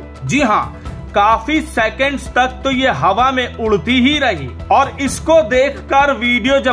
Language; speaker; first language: Hindi; native; Hindi